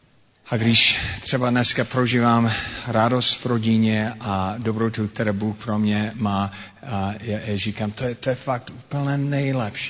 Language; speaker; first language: Czech; non-native, fluent; English